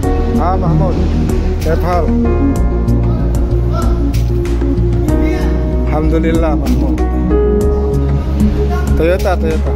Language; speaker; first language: Arabic; non-native, learner; Indonesian